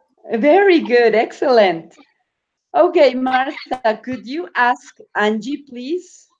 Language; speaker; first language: English; non-native, fluent; Spanish